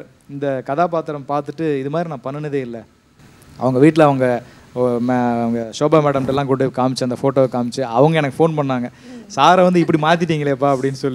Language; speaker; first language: Tamil; native; Tamil